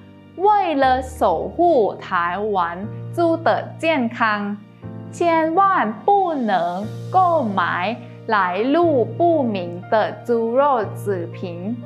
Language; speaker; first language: Chinese; non-native, fluent; Thai